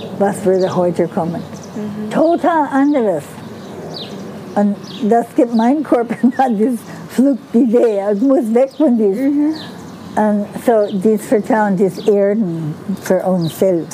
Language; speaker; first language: German; non-native, learner; Dutch